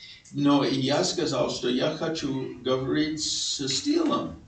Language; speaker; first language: Russian; non-native, fluent; English